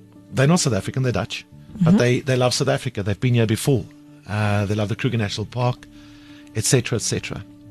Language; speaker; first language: English; non-native, local second language; Afrikaans